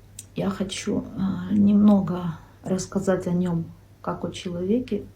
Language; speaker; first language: Russian; non-native, local second language; Kyrgyz